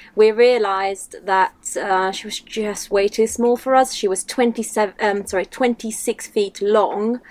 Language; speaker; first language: English; non-native, fluent; Italian